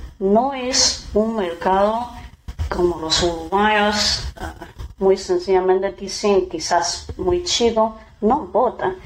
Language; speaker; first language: Spanish; non-native, fluent; Chinese